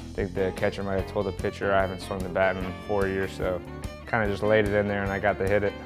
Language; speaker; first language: English; native; English